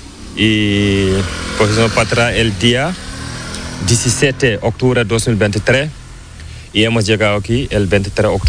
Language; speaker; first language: Spanish; non-native, learner; Fula